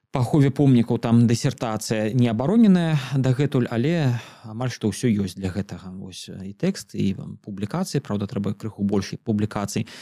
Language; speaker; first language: Belarusian; native; Belarusian